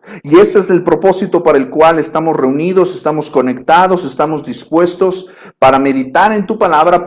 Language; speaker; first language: Spanish; native; Spanish